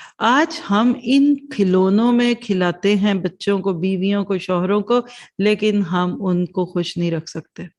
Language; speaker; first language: Urdu; non-native, local second language; Punjabi